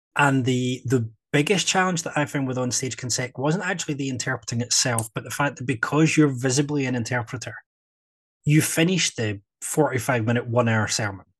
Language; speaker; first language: English; native; English